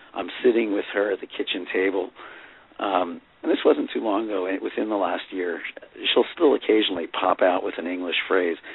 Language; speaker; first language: English; native; English